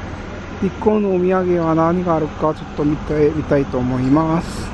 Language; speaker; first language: Japanese; non-native, fluent; Korean